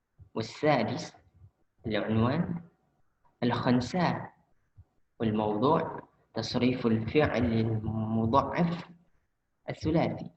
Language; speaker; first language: Arabic; non-native, fluent; Indonesian